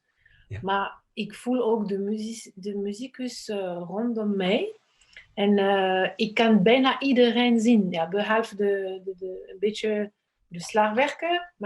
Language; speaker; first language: Dutch; non-native, fluent; French